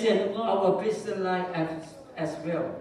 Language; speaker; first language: English; non-native, learner; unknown